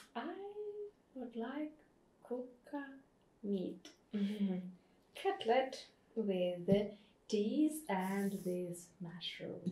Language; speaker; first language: English; non-native, learner; Russian